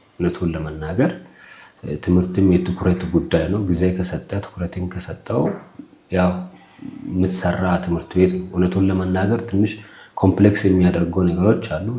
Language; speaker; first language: Amharic; non-native, local second language; Oromo